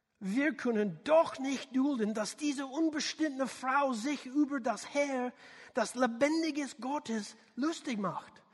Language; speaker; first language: German; non-native, learner; English